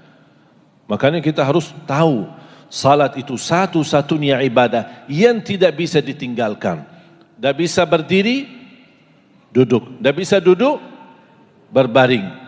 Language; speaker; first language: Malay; non-native, fluent; Arabic